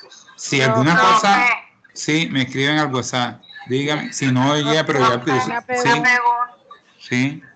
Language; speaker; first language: Spanish; native; Spanish